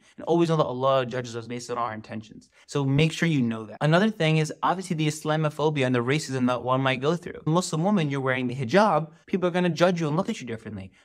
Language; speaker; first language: English; native; English